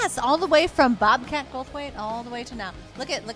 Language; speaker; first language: English; native; English